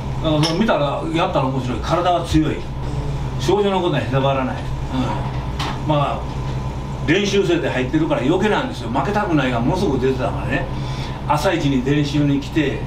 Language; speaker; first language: Japanese; native; Japanese